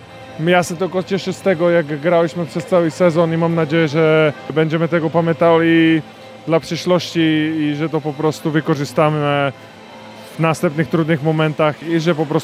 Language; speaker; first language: Polish; non-native, fluent; Czech